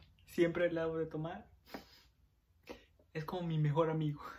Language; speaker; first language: Spanish; early bilingual, heritage; Spanish